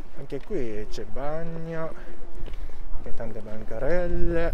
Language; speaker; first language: Italian; non-native, learner; Japanese